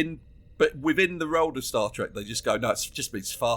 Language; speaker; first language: English; native; English